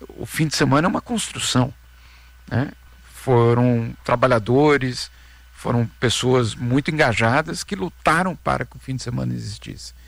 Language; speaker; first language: Portuguese; native; Portuguese